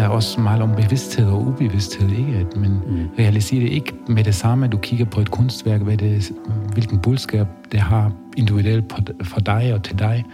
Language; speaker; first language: Danish; non-native, fluent; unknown